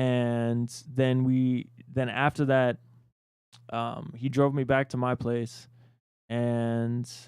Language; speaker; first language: English; native; English